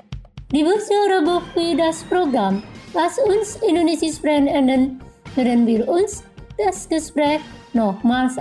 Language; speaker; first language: German; non-native, fluent; Indonesian